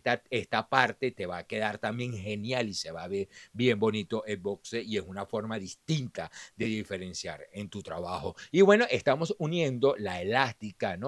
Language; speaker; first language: Spanish; native; Spanish